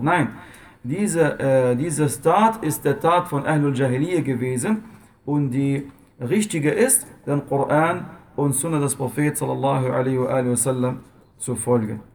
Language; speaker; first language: German; non-native, fluent; Arabic